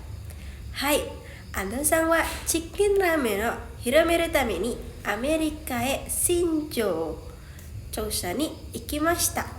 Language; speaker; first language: Japanese; non-native, learner; Indonesian